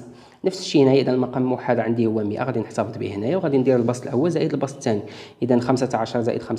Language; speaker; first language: Arabic; native; Arabic